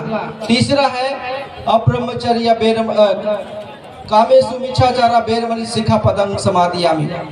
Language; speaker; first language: Hindi; native; Hindi